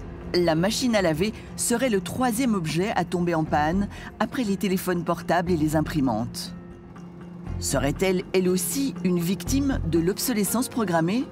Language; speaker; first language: French; native; French